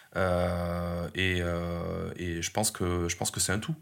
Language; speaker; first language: French; native; French